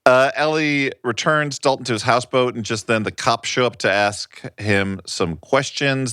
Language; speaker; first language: English; native; English